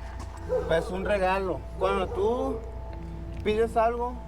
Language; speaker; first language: Spanish; native; Spanish